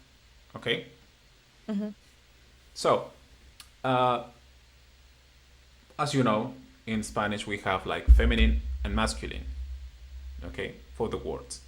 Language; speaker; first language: English; non-native, fluent; Spanish